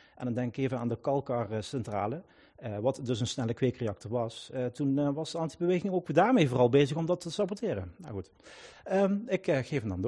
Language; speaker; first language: Dutch; native; Dutch